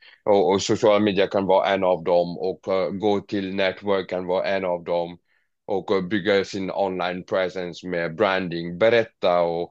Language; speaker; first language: Swedish; non-native, fluent; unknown